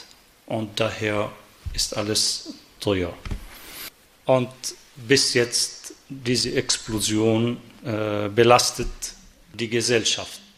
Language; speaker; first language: German; non-native, fluent; Arabic